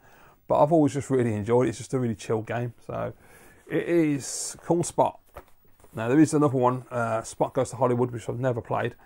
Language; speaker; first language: English; native; English